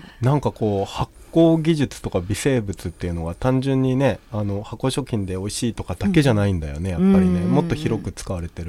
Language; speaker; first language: Japanese; native; Japanese